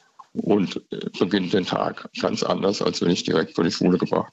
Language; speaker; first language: German; native; German